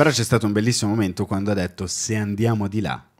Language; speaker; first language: Italian; native; Italian